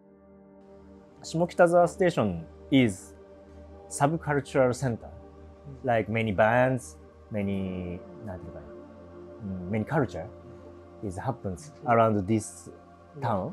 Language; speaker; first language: English; non-native, learner; Japanese